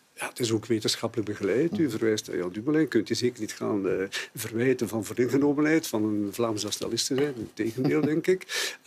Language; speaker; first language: Dutch; native; Dutch